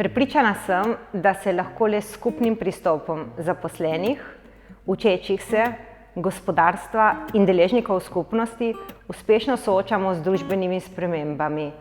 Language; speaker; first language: Slovenian; native; Slovenian